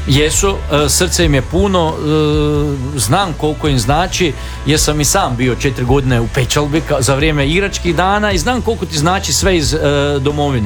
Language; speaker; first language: Serbian; native; Serbian